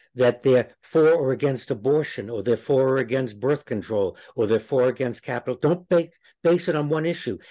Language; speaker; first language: English; native; English